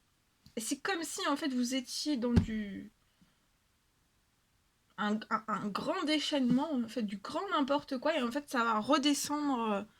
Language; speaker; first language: French; native; French